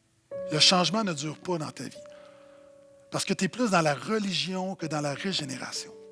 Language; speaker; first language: French; native; French